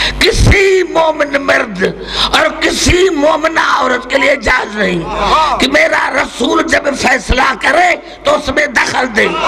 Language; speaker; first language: Urdu; non-native, local second language; Sindhi